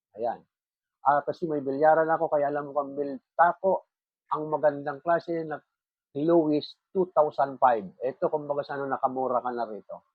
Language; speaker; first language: Filipino; non-native, local second language; Bikol